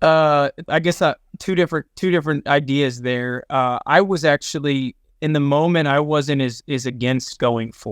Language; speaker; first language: English; native; English